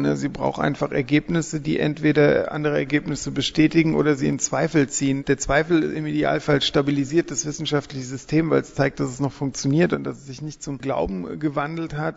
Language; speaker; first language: German; native; German